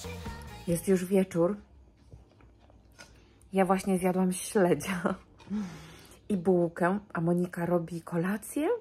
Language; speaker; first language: Polish; native; Polish